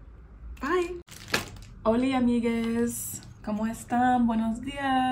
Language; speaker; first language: Spanish; non-native, learner; English